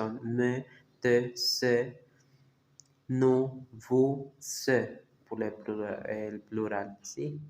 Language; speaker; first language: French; non-native, fluent; Spanish